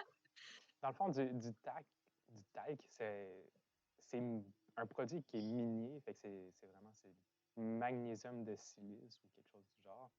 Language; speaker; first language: French; native; French